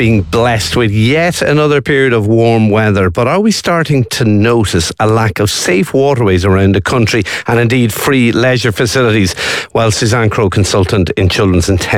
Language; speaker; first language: English; native; English